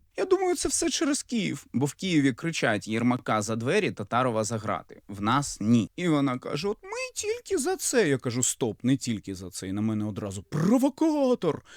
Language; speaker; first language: Ukrainian; non-native, local second language; Russian